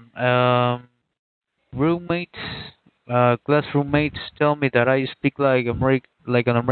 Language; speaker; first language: English; non-native, fluent; Spanish